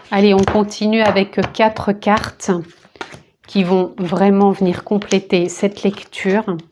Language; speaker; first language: French; native; French